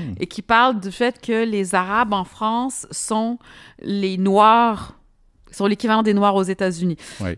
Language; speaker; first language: French; native; French